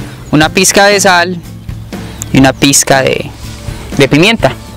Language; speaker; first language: Spanish; native; Spanish